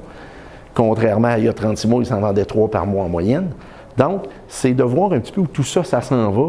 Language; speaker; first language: French; native; French